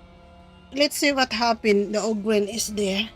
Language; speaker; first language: English; non-native, learner; Filipino